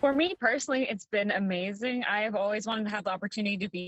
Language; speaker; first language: English; native; English